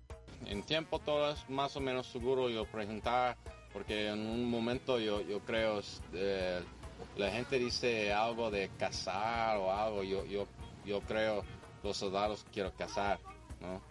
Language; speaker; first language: Spanish; non-native, learner; English